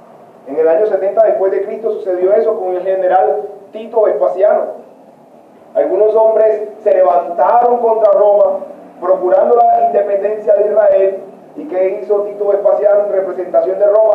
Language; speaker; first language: Spanish; native; Spanish